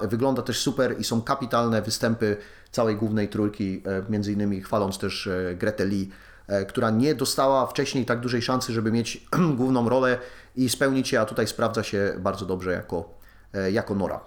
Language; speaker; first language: Polish; native; Polish